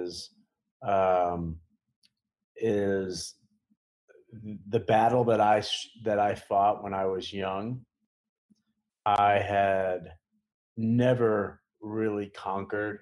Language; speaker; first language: English; native; English